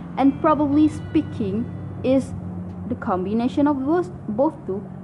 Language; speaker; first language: English; non-native, local second language; Malay